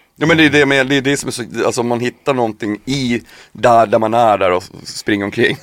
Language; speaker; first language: Swedish; native; Swedish